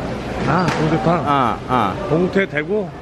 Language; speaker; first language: Korean; non-native, learner; English